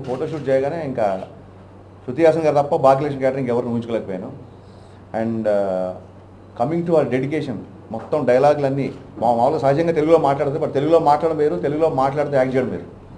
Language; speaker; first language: Telugu; native; Telugu